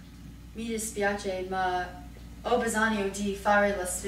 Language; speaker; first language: Italian; non-native, learner; English